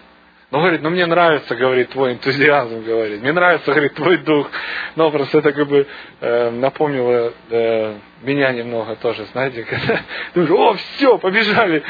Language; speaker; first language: Russian; native; Russian